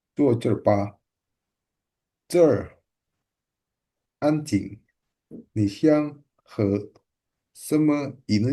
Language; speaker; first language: Chinese; non-native, learner; Indonesian